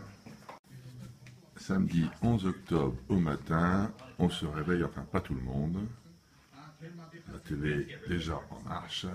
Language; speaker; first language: French; native; French